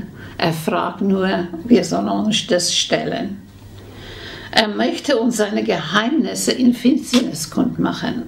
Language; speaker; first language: German; non-native, fluent; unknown